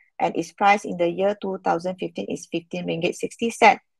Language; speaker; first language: English; non-native, local second language; Malay